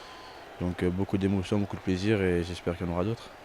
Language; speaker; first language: French; native; French